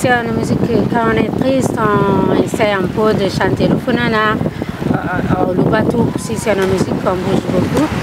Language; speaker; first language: French; non-native, learner; Kabuverdianu